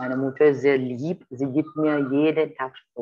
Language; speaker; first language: German; non-native, fluent; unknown